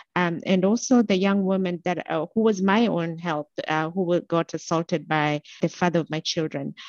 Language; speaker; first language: English; non-native, local second language; Gusii